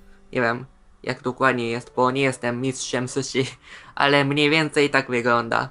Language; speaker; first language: Polish; non-native, fluent; Japanese